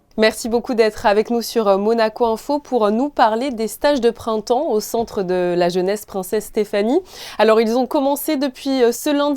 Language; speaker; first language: French; native; French